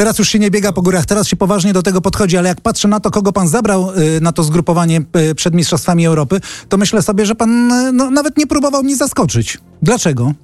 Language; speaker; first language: Polish; native; Polish